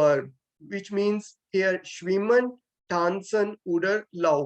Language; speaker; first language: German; non-native, fluent; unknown